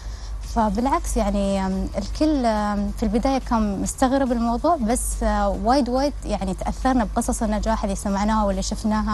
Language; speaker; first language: Arabic; native; Arabic